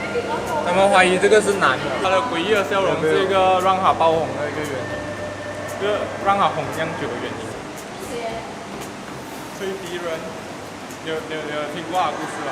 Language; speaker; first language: Chinese; native; Chinese